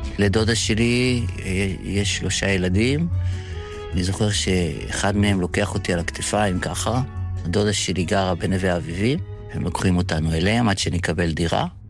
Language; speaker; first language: Hebrew; early bilingual, other home language; Yiddish